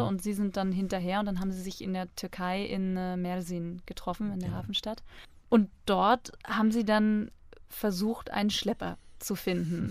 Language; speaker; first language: German; native; German